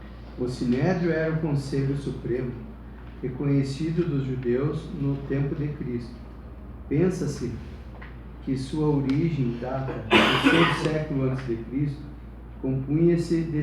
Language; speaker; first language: Portuguese; native; Portuguese